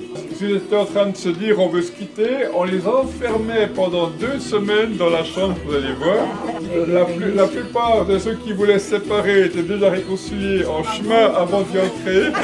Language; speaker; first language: French; non-native, fluent; Romanian